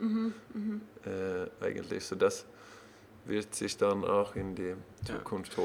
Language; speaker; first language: German; non-native, learner; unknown